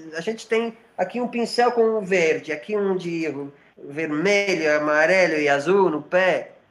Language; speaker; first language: Portuguese; non-native, fluent; Spanish